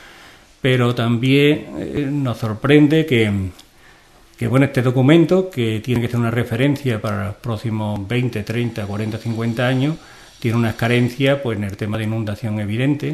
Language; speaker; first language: Spanish; native; Spanish